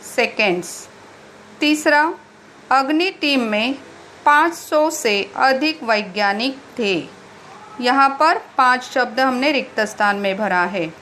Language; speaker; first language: Hindi; non-native, local second language; Marathi